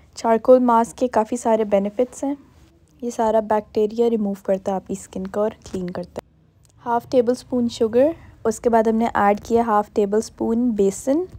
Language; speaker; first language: Hindi; native; Hindi